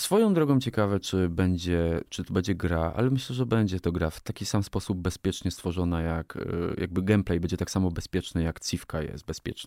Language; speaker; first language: Polish; native; Polish